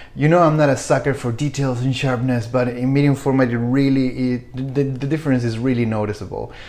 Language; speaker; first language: English; non-native, fluent; Spanish